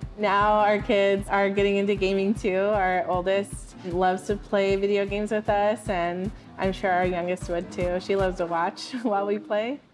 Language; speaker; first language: English; native; English